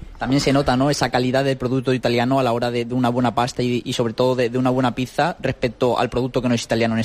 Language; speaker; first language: Spanish; native; Spanish